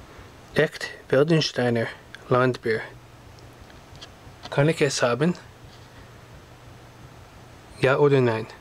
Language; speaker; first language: German; non-native, learner; Russian